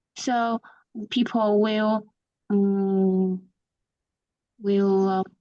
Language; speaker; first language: English; non-native, learner; Vietnamese